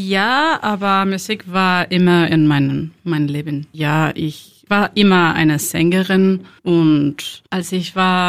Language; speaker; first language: German; non-native, learner; Spanish